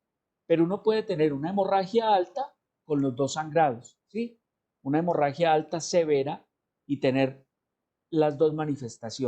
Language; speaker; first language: Spanish; native; Spanish